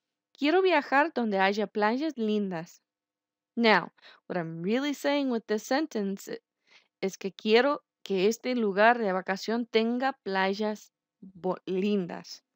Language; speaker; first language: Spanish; non-native, fluent; English